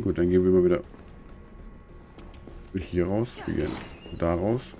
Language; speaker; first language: German; native; German